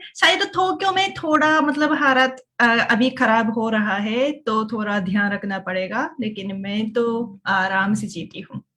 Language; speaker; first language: Hindi; non-native, fluent; Japanese